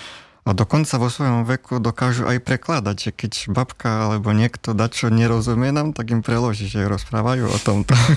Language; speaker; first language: Slovak; native; Slovak